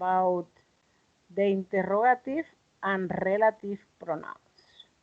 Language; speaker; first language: English; non-native, learner; Spanish